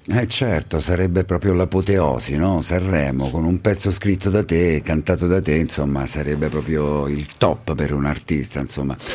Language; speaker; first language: Italian; native; Italian